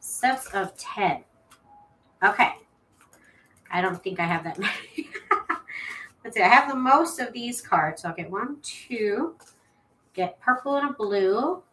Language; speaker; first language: English; native; English